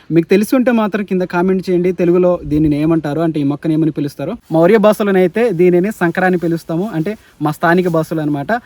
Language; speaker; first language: Telugu; non-native, local second language; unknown